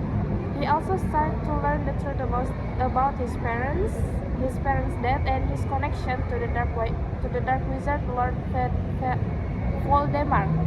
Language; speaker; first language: English; non-native, learner; Indonesian